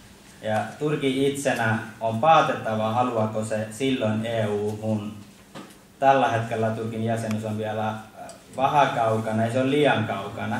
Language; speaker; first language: Finnish; non-native, learner; Turkish